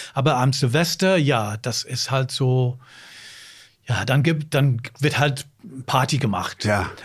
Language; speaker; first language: German; non-native, fluent; English